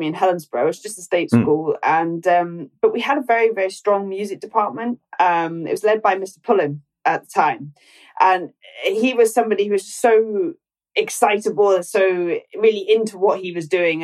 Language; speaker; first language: English; native; English